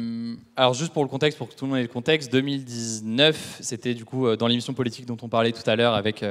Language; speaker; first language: French; native; French